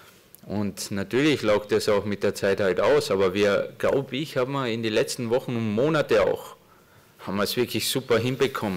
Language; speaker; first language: German; native; German